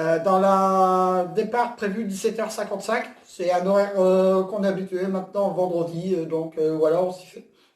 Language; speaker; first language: French; native; French